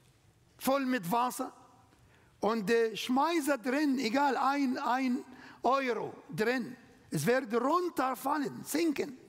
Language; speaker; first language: German; non-native, learner; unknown